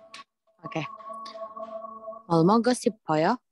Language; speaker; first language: Korean; non-native, learner; Indonesian